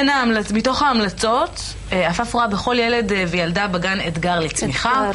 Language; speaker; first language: Hebrew; native; Hebrew